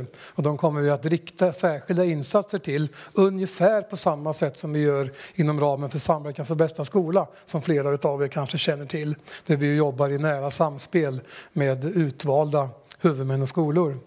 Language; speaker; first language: Swedish; native; Swedish